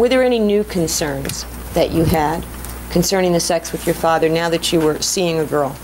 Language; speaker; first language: English; native; English